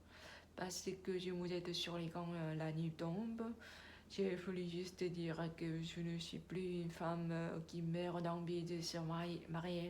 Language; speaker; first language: French; non-native, learner; Korean